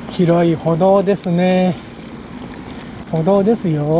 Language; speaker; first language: Japanese; native; Japanese